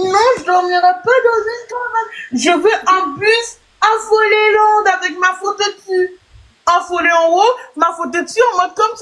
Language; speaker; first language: French; native; French